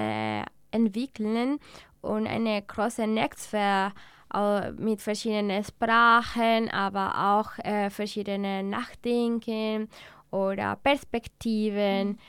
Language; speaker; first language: German; non-native, learner; Spanish